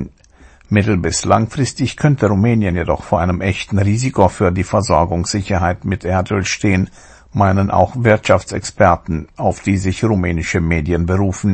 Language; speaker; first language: German; native; German